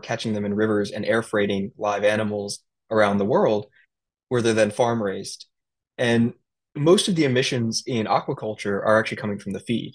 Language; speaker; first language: English; native; English